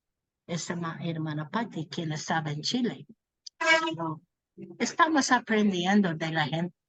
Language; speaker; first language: Spanish; non-native, learner; English